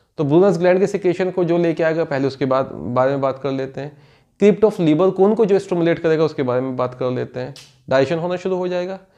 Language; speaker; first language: Hindi; native; Hindi